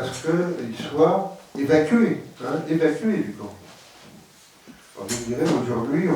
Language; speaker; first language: French; native; French